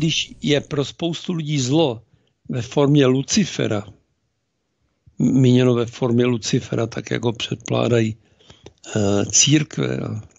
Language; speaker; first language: Czech; native; Czech